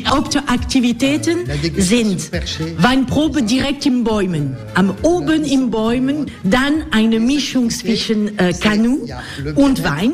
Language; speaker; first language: German; non-native, learner; French